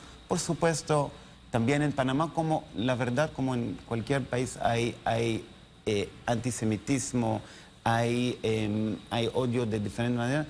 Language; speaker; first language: Spanish; non-native, learner; Hebrew